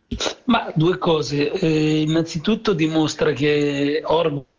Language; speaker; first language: Italian; native; Italian